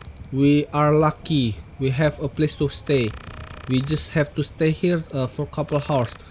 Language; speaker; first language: English; non-native, learner; Indonesian